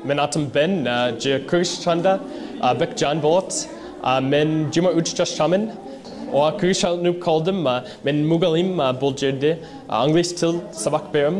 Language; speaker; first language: Kyrgyz; non-native, learner; English